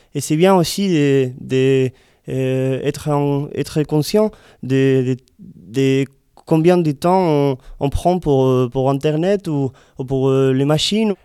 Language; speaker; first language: French; non-native, learner; Spanish